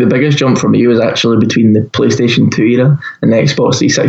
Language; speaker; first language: English; native; English